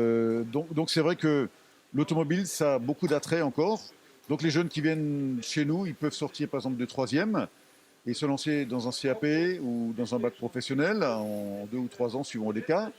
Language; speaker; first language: French; native; French